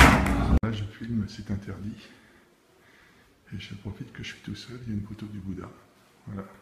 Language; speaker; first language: French; native; French